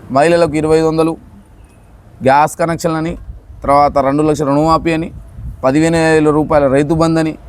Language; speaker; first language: Telugu; non-native, local second language; Lambadi